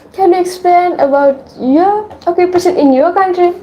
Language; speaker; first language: English; non-native, learner; Sinhala